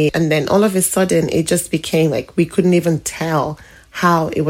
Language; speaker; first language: English; non-native, local second language; Igbo